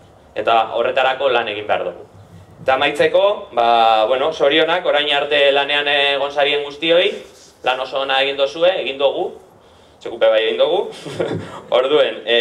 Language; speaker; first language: Basque; native; Basque